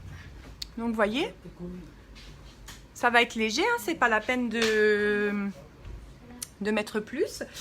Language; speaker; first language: French; native; French